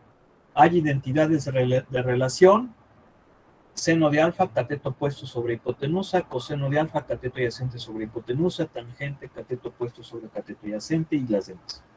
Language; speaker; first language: Spanish; native; Spanish